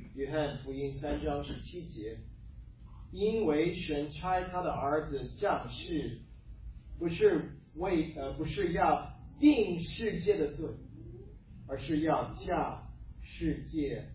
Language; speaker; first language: Chinese; non-native, fluent; English